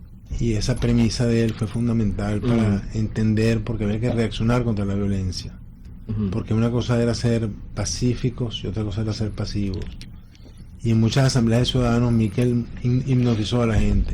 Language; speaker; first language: Spanish; native; Spanish